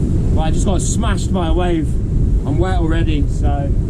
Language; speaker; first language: English; native; English